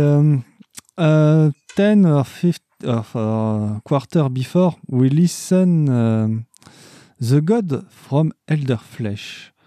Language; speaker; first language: English; non-native, learner; French